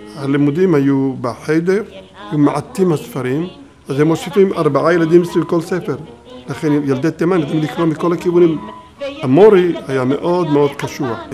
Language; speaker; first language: Hebrew; early bilingual, other home language; Arabic